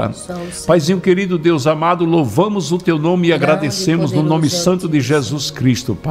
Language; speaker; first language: Portuguese; native; Portuguese